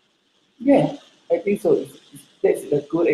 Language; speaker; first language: English; non-native, learner; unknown